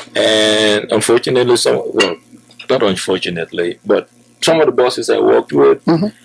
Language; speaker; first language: English; non-native, local second language; Wolof